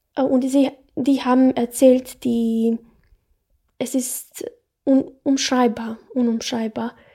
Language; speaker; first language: German; non-native, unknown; Bosnian